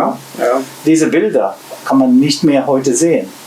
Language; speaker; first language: German; non-native, learner; Japanese